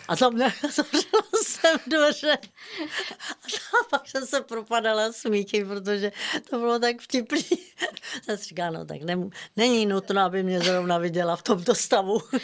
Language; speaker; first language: Czech; native; Czech